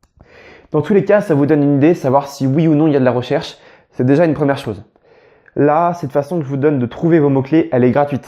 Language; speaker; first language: French; native; French